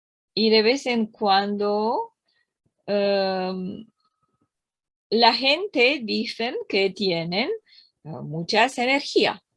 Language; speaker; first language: Spanish; non-native, learner; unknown